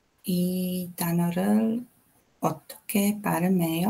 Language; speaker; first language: Korean; non-native, learner; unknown